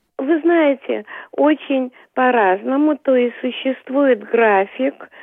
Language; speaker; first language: Russian; native; Russian